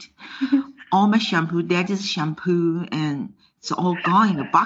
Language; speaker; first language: English; non-native, fluent; Chinese